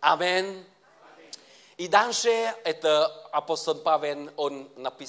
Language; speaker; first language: Russian; non-native, learner; Vietnamese